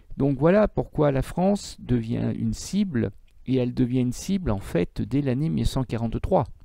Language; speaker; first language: French; native; French